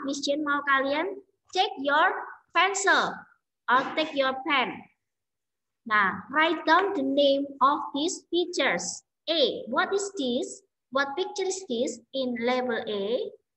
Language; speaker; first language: English; non-native, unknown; Indonesian